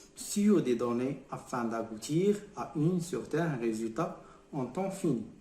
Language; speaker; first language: French; non-native, local second language; Arabic